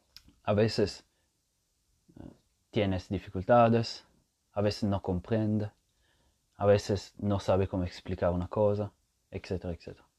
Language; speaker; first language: Spanish; non-native, fluent; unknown